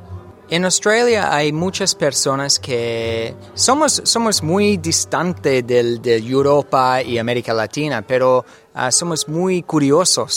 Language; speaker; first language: Spanish; non-native, learner; English